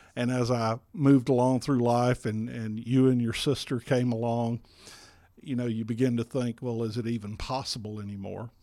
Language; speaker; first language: English; native; English